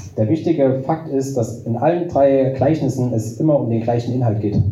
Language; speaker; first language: German; native; German